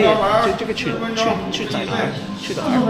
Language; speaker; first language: Chinese; non-native, learner; English